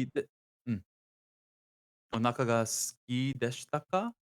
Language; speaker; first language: Japanese; non-native, learner; English